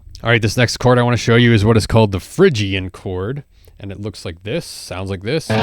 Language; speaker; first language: English; native; English